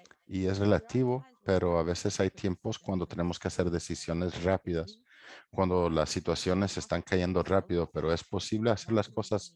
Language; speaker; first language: Spanish; non-native, fluent; English